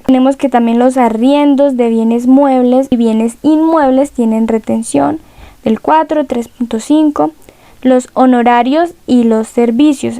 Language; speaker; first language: Spanish; native; Spanish